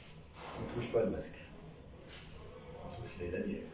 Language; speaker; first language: French; native; French